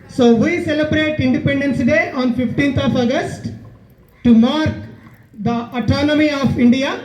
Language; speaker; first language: English; non-native, local second language; Telugu